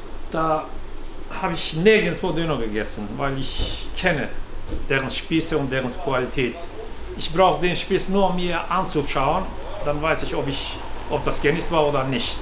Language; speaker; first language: German; non-native, fluent; Turkish